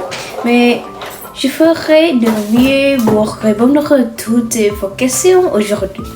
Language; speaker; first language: French; non-native, fluent; Vietnamese